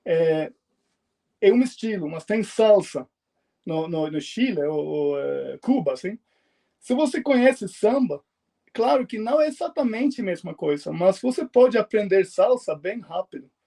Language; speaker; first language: Portuguese; non-native, fluent; Swedish